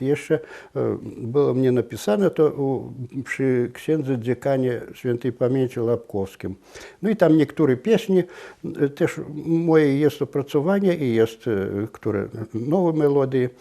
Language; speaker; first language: Polish; non-native, local second language; Belarusian